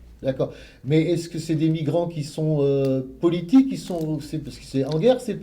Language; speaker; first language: French; native; French